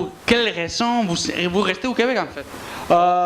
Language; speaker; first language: French; non-native, fluent; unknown